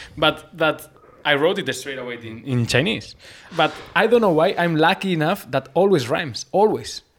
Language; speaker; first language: English; non-native, fluent; Basque